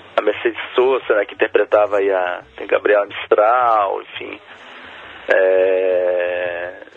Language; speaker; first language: Portuguese; native; Portuguese